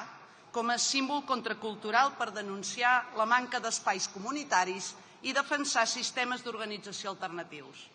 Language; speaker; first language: Catalan; native; Catalan